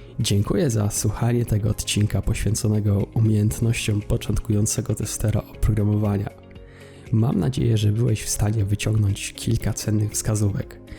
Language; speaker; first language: Polish; native; Polish